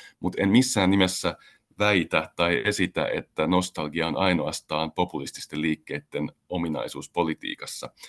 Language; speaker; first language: Finnish; native; Finnish